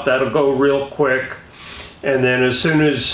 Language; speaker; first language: English; native; English